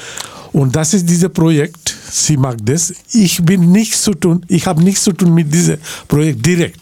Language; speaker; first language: German; non-native, learner; Bangla